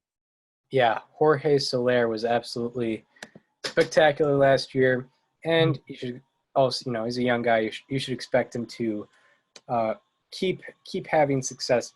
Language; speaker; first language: English; native; English